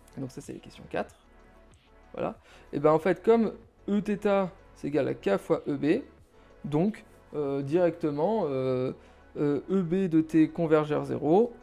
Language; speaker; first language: French; native; French